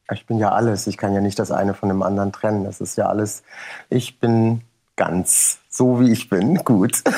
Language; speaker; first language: German; native; German